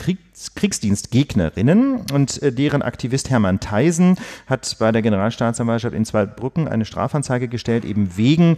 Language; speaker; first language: German; native; German